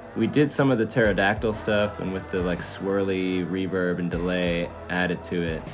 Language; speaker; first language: English; early bilingual, other home language; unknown